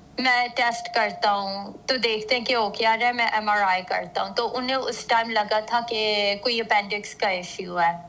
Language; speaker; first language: Urdu; early bilingual, heritage; Urdu